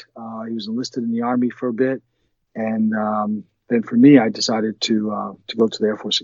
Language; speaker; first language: English; early bilingual, other home language; Spanish